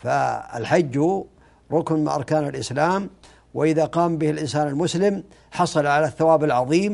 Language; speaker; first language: Arabic; native; Arabic